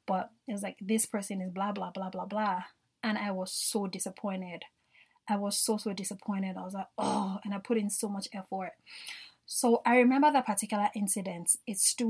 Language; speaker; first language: English; non-native, local second language; Yoruba